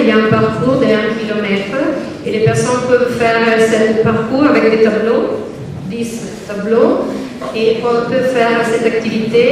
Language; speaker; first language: French; non-native, learner; Italian